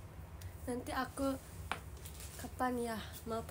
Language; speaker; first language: Indonesian; non-native, learner; Japanese